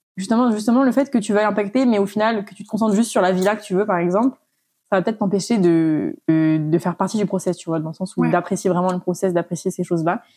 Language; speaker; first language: French; non-native, local second language; Malagasy